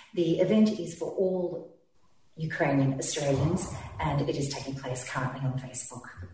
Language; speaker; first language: English; early bilingual, other home language; Ukrainian